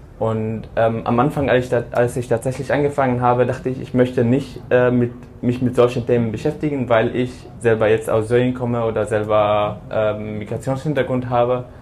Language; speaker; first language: German; early bilingual, other home language; Arabic